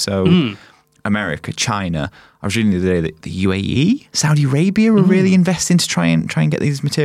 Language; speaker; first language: English; native; English